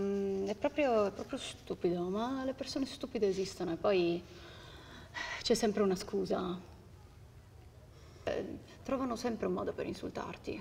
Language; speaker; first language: Italian; native; Italian